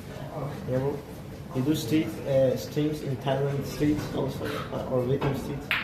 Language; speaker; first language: English; non-native, learner; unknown